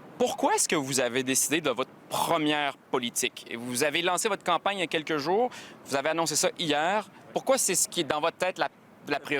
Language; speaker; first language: French; native; French